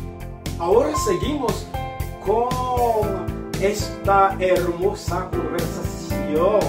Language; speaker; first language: Spanish; non-native, fluent; Haitian Creole